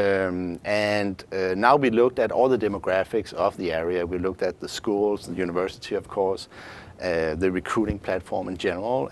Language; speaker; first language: English; non-native, fluent; Danish